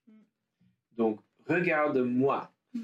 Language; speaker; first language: French; non-native, learner; English